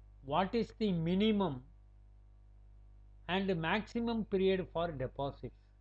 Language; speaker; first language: English; non-native, local second language; Tamil